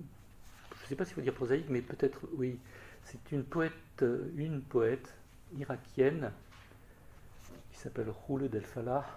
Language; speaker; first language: French; native; French